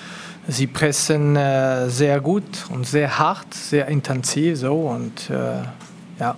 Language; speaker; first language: German; non-native, local second language; French